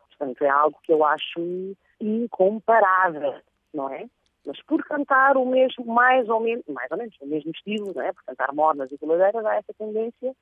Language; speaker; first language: Portuguese; non-native, local second language; Kabuverdianu